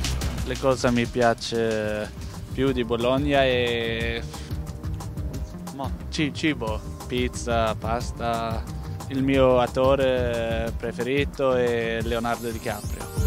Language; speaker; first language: Italian; non-native, learner; Swedish